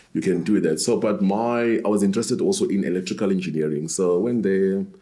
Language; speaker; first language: English; non-native, local second language; Xhosa